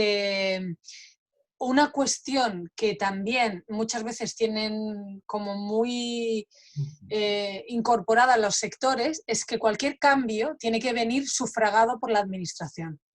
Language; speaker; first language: Catalan; non-native, fluent; Spanish